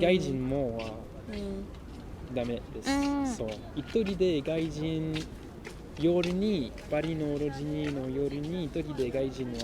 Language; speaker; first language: Japanese; non-native, learner; French